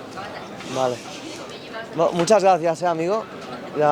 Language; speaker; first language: Spanish; native; Spanish